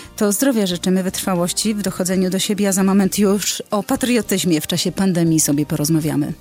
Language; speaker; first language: Polish; native; Polish